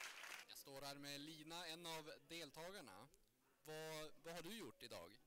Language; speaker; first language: Swedish; native; Swedish